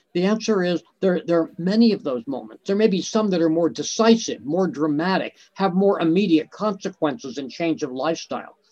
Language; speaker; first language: English; native; English